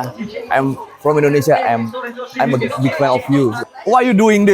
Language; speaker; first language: English; non-native, learner; Indonesian